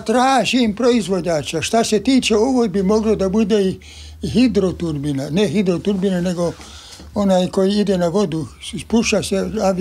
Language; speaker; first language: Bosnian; non-native, local second language; Hungarian